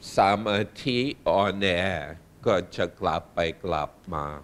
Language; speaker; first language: Thai; non-native, fluent; English